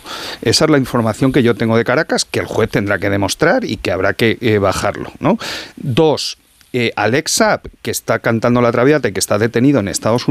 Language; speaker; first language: Spanish; native; Spanish